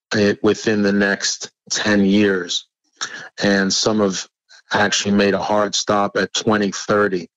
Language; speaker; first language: English; native; English